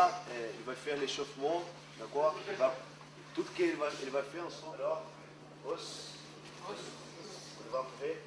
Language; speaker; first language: French; non-native, learner; Portuguese